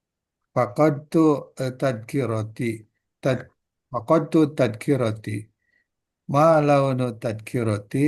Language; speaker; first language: Arabic; non-native, learner; Indonesian